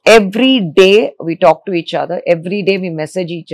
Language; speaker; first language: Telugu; non-native, learner; Tamil